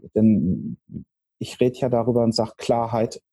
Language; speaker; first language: German; native; German